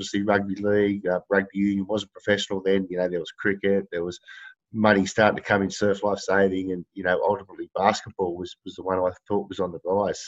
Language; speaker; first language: English; native; English